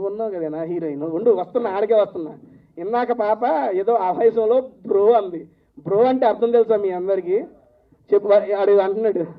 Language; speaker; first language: Telugu; native; Telugu